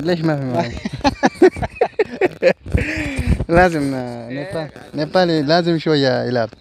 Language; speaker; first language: Arabic; non-native, learner; Oromo